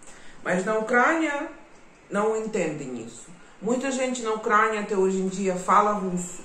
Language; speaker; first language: Portuguese; non-native, fluent; Ukrainian